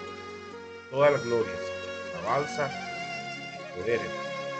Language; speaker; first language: Spanish; native; Spanish